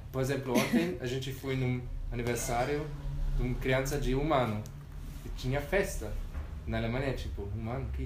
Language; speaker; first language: Portuguese; non-native, fluent; German